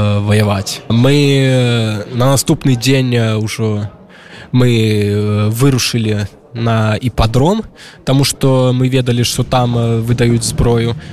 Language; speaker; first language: Belarusian; native; Belarusian